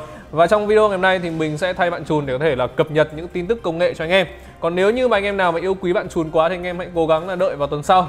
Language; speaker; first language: Vietnamese; native; Vietnamese